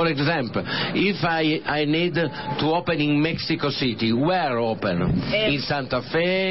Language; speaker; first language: English; non-native, learner; Italian